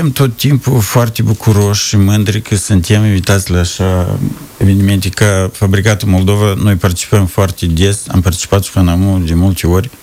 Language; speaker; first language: Romanian; native; Romanian